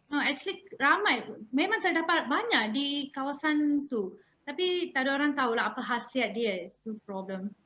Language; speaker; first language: Malay; non-native, local second language; Tamil